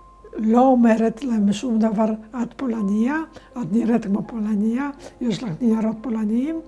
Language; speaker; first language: Hebrew; non-native, fluent; Polish